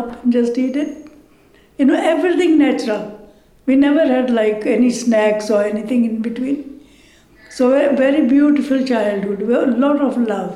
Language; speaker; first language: English; non-native, local second language; Punjabi